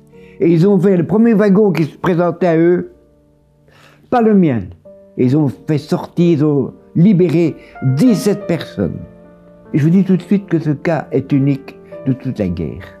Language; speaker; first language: French; native; French